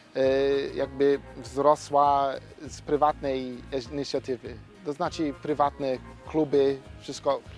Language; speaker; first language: Polish; non-native, fluent; English